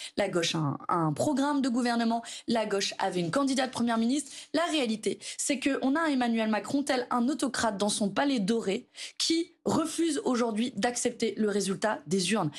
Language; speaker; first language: French; native; French